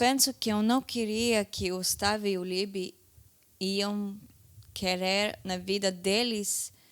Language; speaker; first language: Portuguese; non-native, fluent; Hebrew